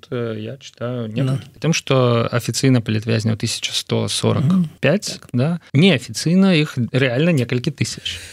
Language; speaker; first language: Belarusian; non-native, local second language; Russian